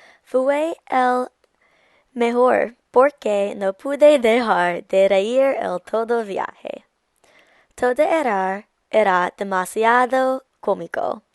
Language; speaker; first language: Spanish; non-native, learner; English